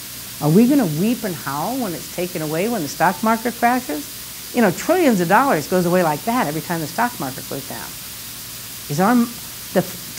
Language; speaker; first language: English; native; English